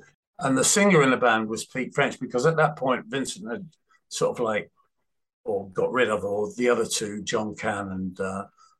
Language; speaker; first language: English; native; English